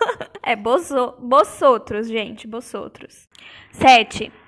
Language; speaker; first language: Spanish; non-native, fluent; Portuguese